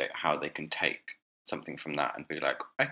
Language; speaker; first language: English; native; English